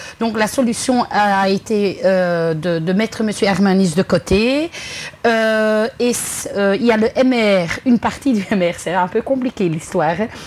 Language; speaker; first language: French; non-native, local second language; Dutch